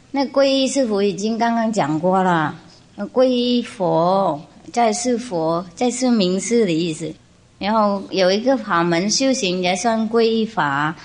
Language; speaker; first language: Chinese; non-native, fluent; Vietnamese